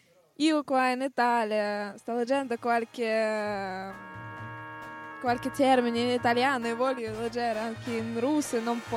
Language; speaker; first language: Italian; non-native, learner; Russian